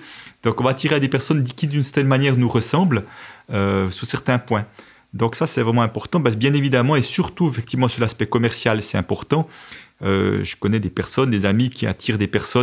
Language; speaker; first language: French; native; French